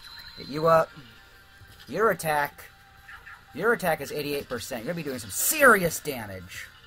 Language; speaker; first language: English; native; English